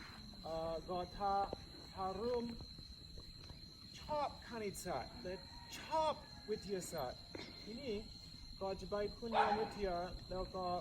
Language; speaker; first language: Thai; non-native, learner; English